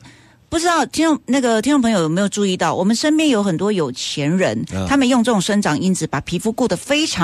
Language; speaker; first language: Chinese; native; Chinese